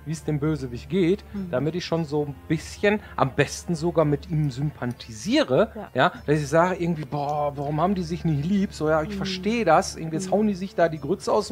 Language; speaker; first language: German; native; German